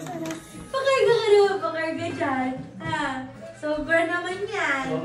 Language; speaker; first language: Filipino; native; Filipino